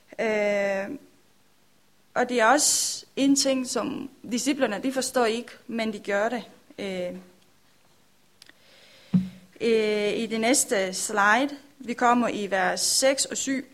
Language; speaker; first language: Danish; non-native, learner; Romanian